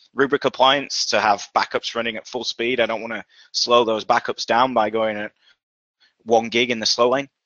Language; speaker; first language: English; native; English